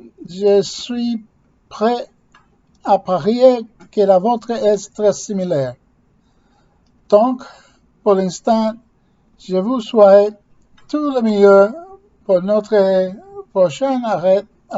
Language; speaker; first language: French; non-native, learner; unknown